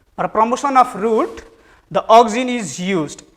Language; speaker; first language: English; non-native, local second language; Nepali